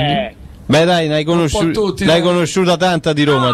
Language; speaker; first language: Italian; native; Italian